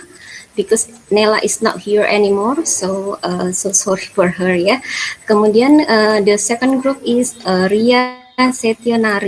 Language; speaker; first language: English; non-native, fluent; Indonesian